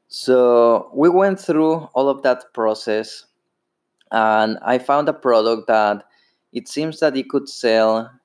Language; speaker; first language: English; non-native, fluent; Spanish